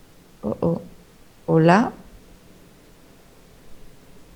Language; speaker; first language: German; non-native, learner; Spanish